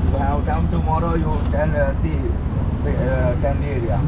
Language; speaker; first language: English; non-native, local second language; Sinhala